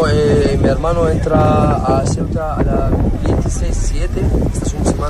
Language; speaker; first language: Spanish; non-native, learner; Arabic